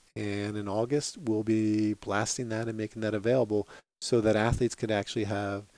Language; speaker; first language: English; native; English